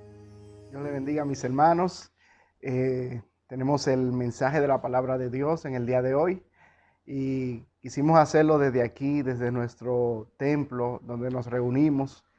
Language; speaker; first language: Spanish; native; Spanish